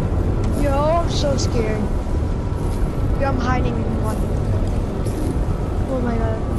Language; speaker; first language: English; native; English